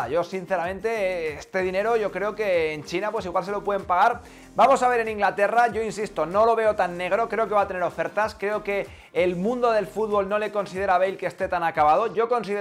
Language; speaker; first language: Spanish; native; Spanish